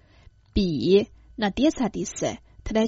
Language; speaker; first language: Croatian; non-native, fluent; Chinese